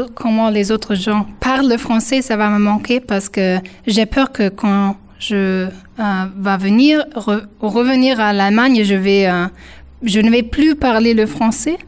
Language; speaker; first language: French; non-native, fluent; German